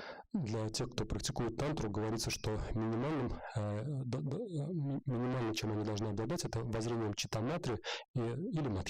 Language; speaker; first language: Russian; native; Russian